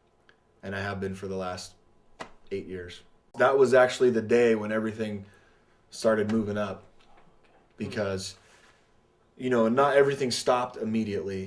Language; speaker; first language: English; native; English